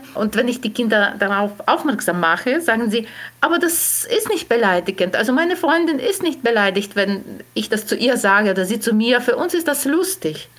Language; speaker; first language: German; non-native, fluent; Ukrainian